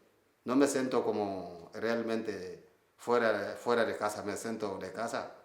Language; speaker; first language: Spanish; non-native, learner; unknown